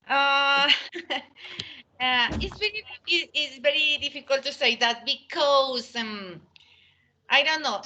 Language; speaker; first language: English; non-native, learner; Spanish